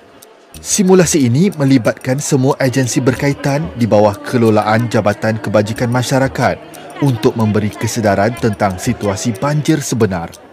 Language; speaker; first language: Malay; native; Malay